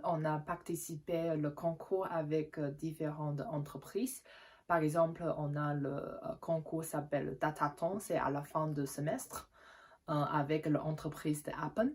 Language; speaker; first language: French; non-native, fluent; Chinese